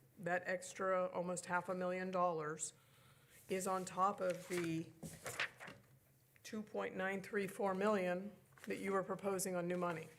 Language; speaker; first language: English; native; English